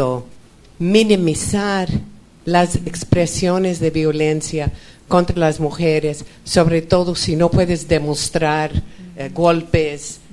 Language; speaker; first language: Spanish; non-native, fluent; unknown